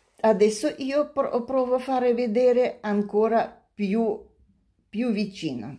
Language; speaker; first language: Italian; non-native, learner; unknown